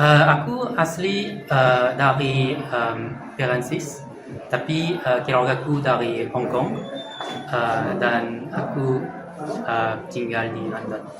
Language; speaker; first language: Indonesian; non-native, learner; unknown